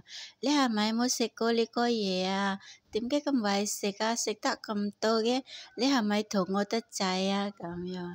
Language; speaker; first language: Cantonese; non-native, fluent; Indonesian